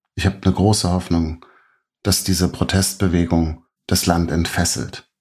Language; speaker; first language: German; native; German